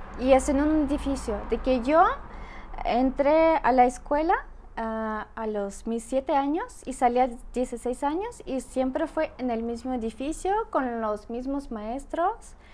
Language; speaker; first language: Spanish; non-native, fluent; Russian